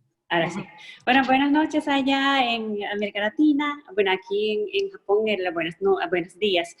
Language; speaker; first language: Spanish; non-native, fluent; Japanese